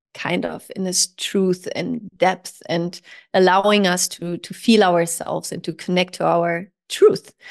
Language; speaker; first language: English; non-native, fluent; German